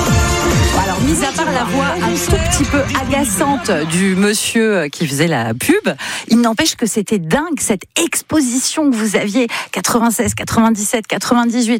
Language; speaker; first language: French; native; French